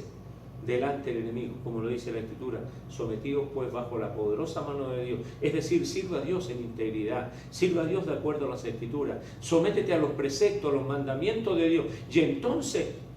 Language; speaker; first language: Spanish; native; Spanish